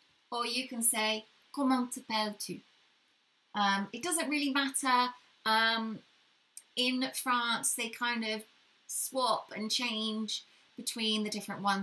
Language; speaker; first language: English; native; English